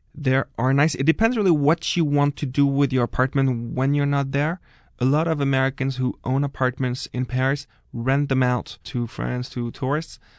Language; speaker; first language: English; non-native, fluent; French